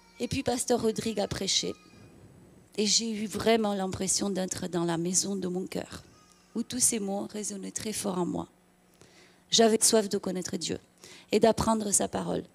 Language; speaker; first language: French; non-native, fluent; Romanian